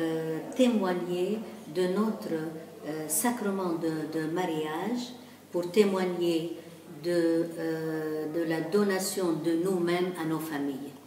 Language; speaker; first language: French; non-native, local second language; Arabic